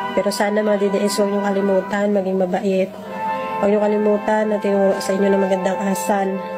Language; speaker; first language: Filipino; native; Filipino